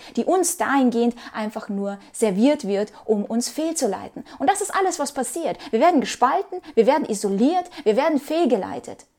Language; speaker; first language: German; non-native, fluent; Ukrainian